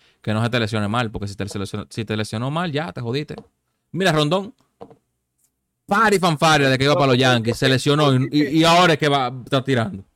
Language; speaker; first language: Spanish; native; Spanish